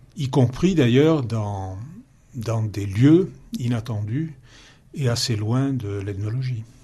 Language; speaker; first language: French; native; French